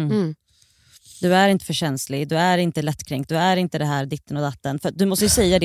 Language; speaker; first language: Swedish; native; Swedish